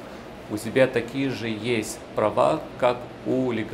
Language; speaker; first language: Russian; early bilingual, heritage; Russian